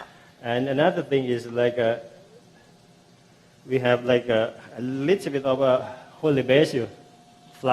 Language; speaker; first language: English; non-native, fluent; Thai